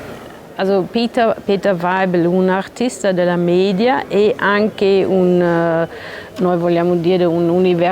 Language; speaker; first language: Italian; non-native, learner; German